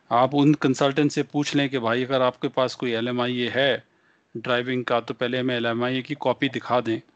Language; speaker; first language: Hindi; non-native, local second language; Punjabi